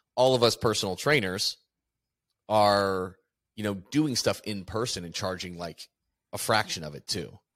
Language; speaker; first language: English; native; English